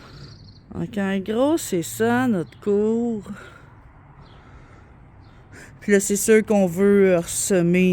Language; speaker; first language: French; native; French